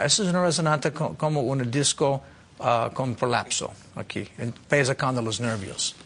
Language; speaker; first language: Spanish; non-native, learner; English